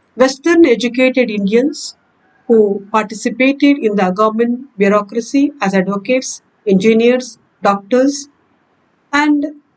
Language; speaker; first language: English; non-native, local second language; Kannada